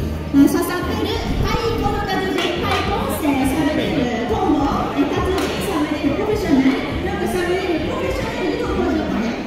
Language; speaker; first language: French; non-native, learner; Japanese